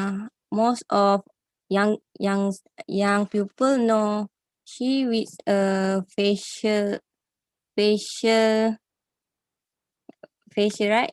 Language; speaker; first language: English; non-native, learner; Malay